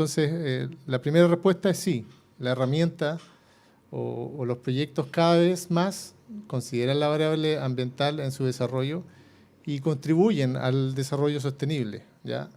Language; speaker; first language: Spanish; native; Spanish